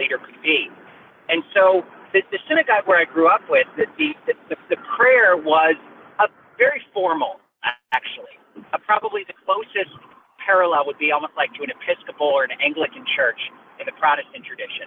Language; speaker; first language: English; native; English